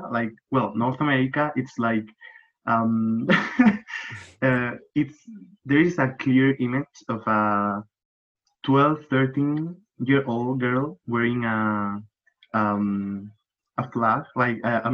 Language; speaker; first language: English; non-native, fluent; Spanish